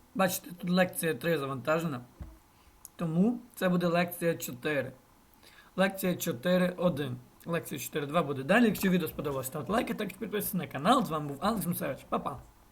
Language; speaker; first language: Ukrainian; non-native, local second language; Russian